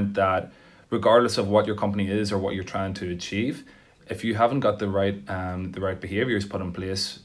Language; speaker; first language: English; native; English